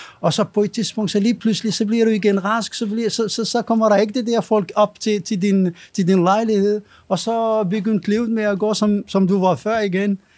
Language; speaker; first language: Danish; non-native, fluent; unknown